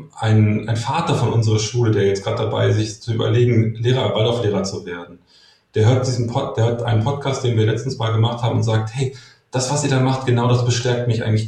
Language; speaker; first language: German; native; German